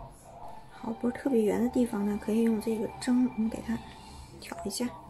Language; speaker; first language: Chinese; native; Chinese